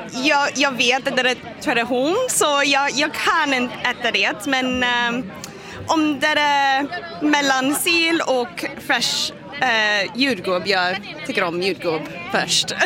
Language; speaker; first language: Swedish; non-native, fluent; English